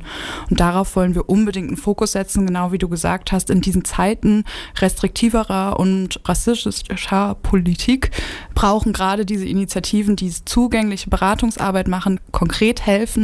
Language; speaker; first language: German; native; German